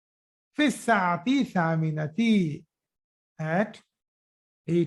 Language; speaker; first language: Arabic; non-native, fluent; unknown